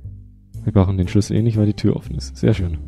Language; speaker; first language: German; native; German